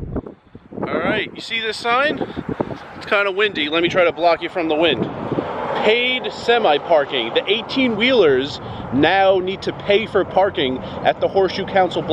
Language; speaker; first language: English; native; English